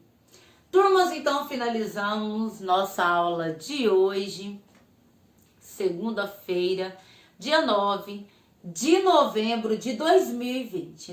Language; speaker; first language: Portuguese; native; Portuguese